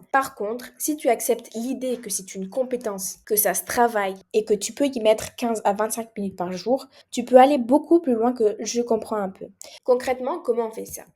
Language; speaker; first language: French; non-native, local second language; Comorian